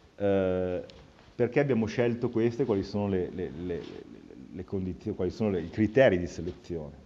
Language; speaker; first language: Italian; native; Italian